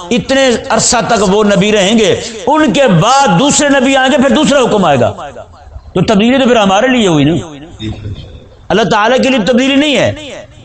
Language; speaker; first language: Urdu; non-native, local second language; Punjabi